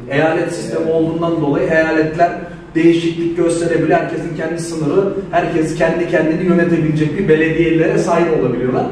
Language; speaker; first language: Turkish; native; Turkish